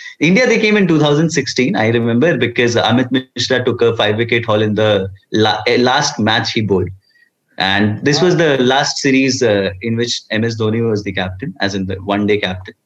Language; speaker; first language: English; non-native, local second language; Hindi